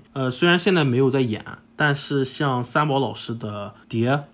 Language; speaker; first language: Chinese; non-native, fluent; English